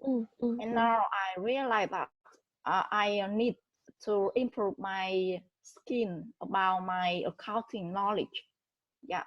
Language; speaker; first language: English; non-native, learner; Vietnamese